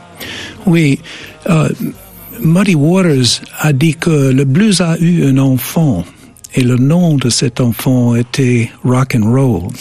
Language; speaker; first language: French; non-native, fluent; English